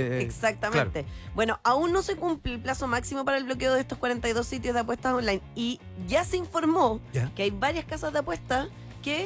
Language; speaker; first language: Spanish; native; Spanish